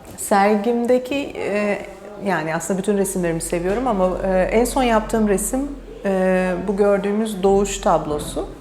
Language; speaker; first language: Turkish; early bilingual, heritage; Turkish